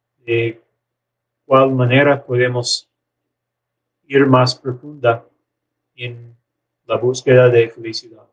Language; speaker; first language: Spanish; non-native, learner; English